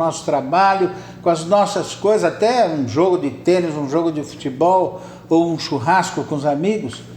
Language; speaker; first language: Portuguese; native; Portuguese